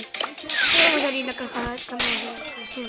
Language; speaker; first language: Spanish; native; Spanish